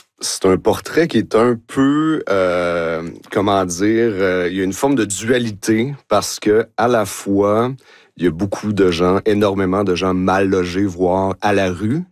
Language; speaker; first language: French; native; French